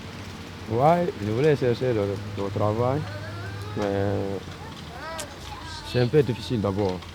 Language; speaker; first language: French; non-native, learner; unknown